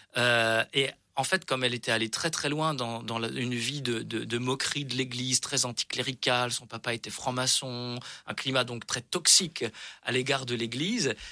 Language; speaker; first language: French; native; French